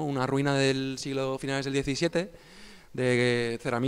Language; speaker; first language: Spanish; native; Spanish